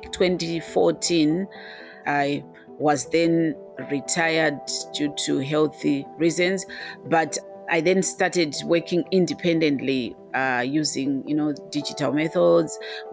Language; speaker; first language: English; non-native, local second language; Shona